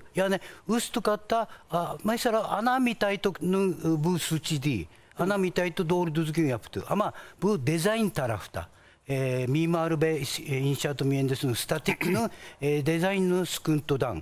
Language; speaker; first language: Turkish; non-native, fluent; Japanese